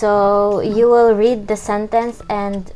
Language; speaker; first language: English; non-native, fluent; Indonesian